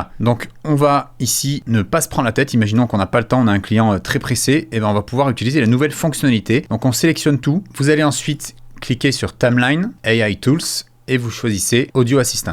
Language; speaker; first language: French; native; French